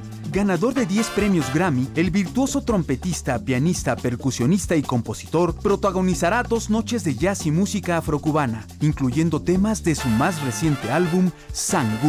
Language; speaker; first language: Spanish; native; Spanish